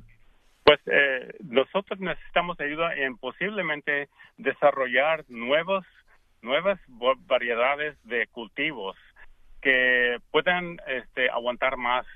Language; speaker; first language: Spanish; early bilingual, heritage; Spanish